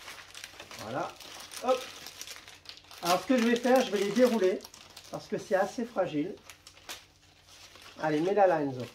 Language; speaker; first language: French; native; French